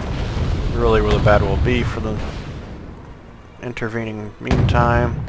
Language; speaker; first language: English; native; English